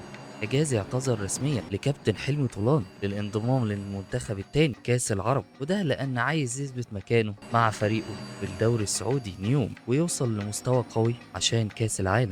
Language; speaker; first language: Arabic; native; Arabic